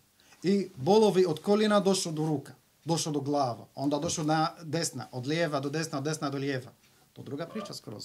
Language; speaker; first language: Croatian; non-native, learner; Arabic